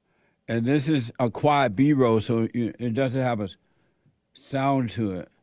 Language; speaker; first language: English; native; English